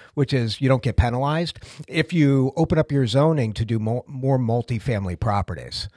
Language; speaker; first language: English; native; English